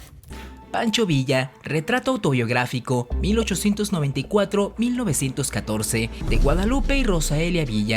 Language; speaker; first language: Spanish; native; Spanish